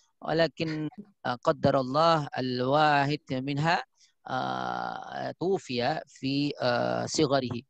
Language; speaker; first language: Arabic; non-native, fluent; Indonesian